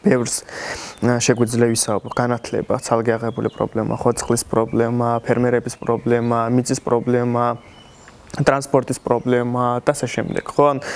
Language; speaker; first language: Georgian; non-native, local second language; Azerbaijani